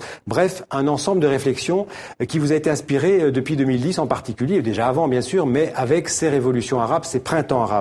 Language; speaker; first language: French; native; French